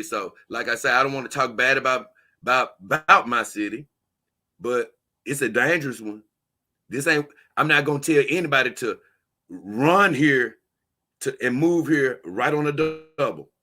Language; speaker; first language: English; native; English